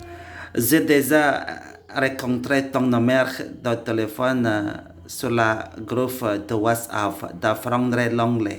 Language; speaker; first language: French; non-native, learner; Indonesian